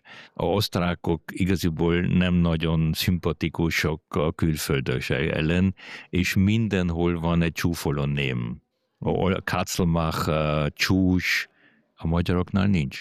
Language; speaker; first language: Hungarian; early bilingual, heritage; German